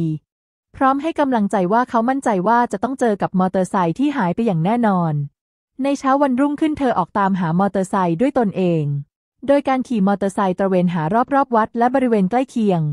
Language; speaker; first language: Thai; native; Thai